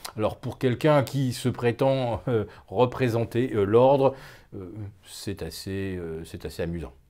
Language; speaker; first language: French; native; French